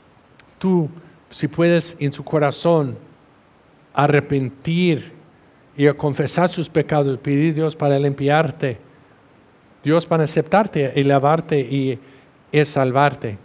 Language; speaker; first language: Spanish; non-native, fluent; English